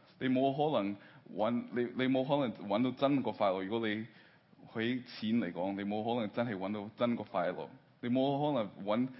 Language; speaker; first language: Cantonese; early bilingual, heritage; Cantonese